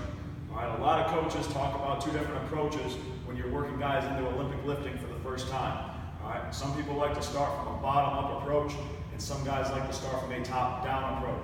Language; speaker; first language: English; native; English